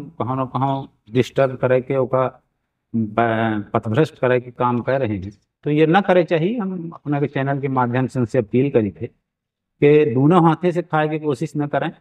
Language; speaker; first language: Hindi; native; Hindi